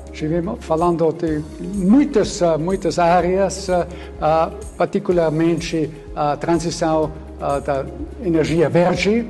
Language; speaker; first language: Portuguese; non-native, fluent; German